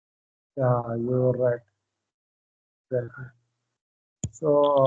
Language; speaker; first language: English; non-native, local second language; Hindi